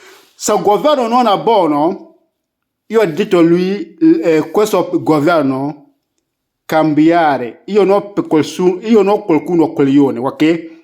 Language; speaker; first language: Italian; non-native, learner; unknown